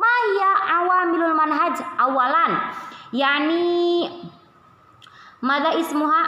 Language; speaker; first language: Arabic; non-native, learner; Indonesian